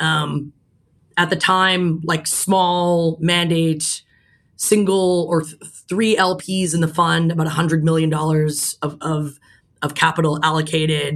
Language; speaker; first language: English; native; English